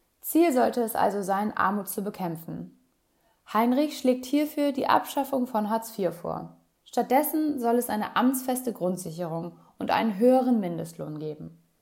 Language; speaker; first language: German; native; German